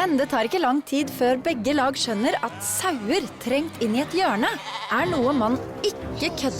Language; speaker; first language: Norwegian; native; Norwegian